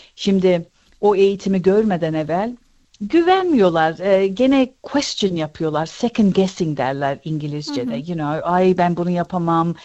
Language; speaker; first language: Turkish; early bilingual, heritage; Turkish